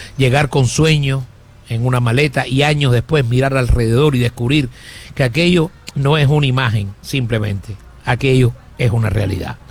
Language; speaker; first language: Spanish; native; Spanish